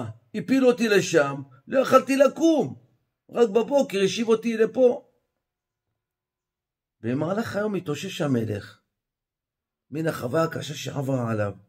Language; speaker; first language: Hebrew; native; Hebrew